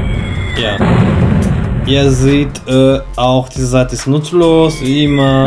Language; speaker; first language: German; non-native, fluent; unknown